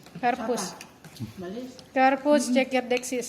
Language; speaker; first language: Turkish; non-native, learner; Indonesian